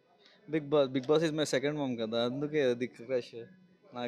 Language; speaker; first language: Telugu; non-native, local second language; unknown